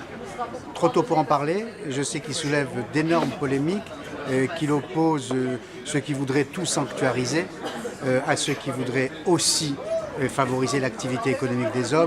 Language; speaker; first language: French; native; French